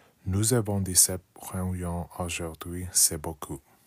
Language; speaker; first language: French; non-native, learner; English